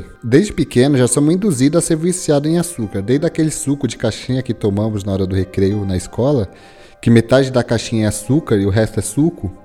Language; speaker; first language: Portuguese; native; Portuguese